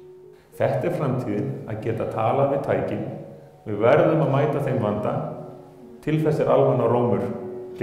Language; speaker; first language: Icelandic; native; Icelandic